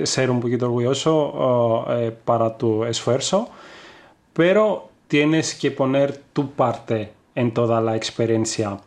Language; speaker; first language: Spanish; non-native, fluent; Greek